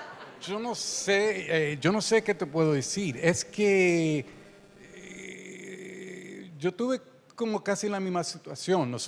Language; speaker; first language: Spanish; early bilingual, heritage; Spanish